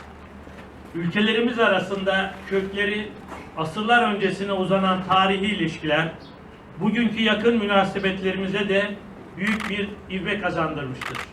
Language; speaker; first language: Turkish; native; Turkish